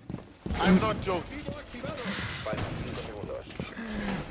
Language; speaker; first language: English; non-native, learner; Portuguese